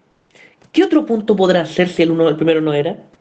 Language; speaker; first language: Spanish; native; Spanish